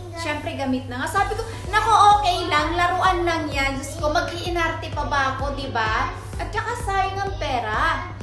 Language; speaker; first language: Filipino; native; Filipino